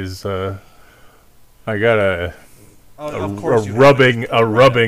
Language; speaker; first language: English; native; English